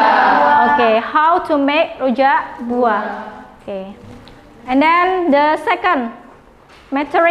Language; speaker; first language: English; non-native, fluent; Indonesian